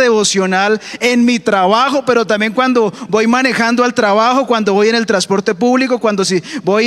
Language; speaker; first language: Spanish; native; Spanish